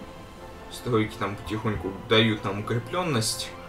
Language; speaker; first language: Russian; native; Russian